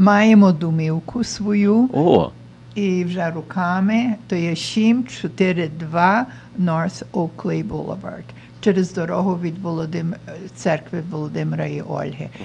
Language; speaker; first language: Ukrainian; early bilingual, heritage; Ukrainian